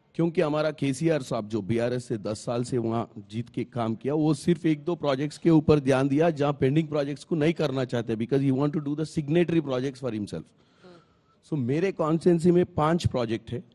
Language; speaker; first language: Hindi; non-native, local second language; Telugu